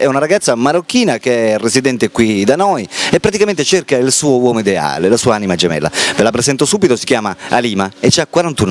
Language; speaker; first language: Italian; native; Italian